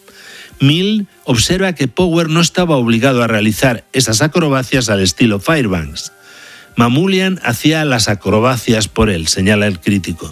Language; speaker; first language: Spanish; native; Spanish